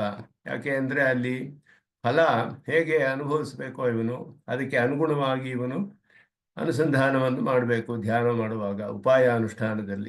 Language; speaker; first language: Kannada; native; Kannada